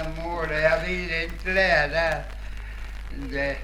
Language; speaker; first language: Swedish; native; Swedish